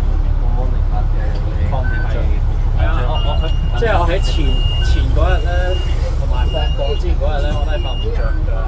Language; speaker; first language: Cantonese; native; Cantonese